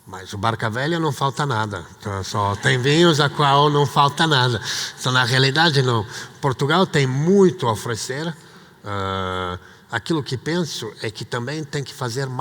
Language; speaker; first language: Portuguese; non-native, fluent; Italian